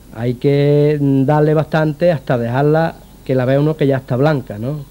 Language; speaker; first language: Spanish; native; Spanish